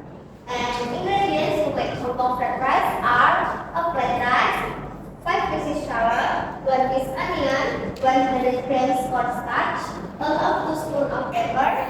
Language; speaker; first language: English; non-native, learner; Indonesian